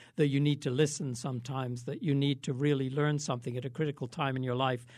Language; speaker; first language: English; native; English